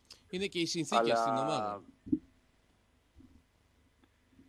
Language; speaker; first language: Greek; native; Greek